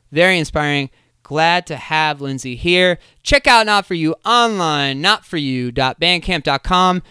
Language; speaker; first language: English; native; English